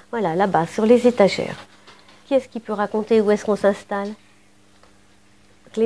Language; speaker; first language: French; native; French